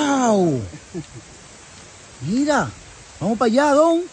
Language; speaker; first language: Spanish; native; Spanish